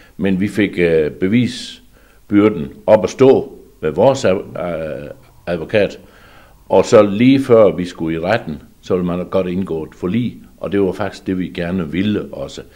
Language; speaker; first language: Danish; native; Danish